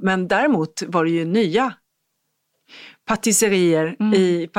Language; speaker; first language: Swedish; native; Swedish